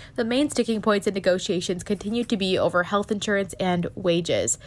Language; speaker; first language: English; native; English